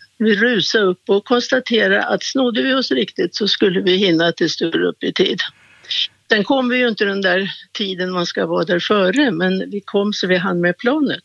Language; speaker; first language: Swedish; native; Swedish